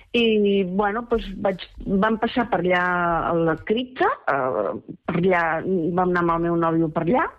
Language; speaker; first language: Catalan; native; Catalan